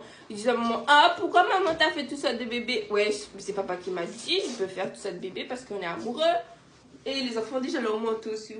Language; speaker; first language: French; native; French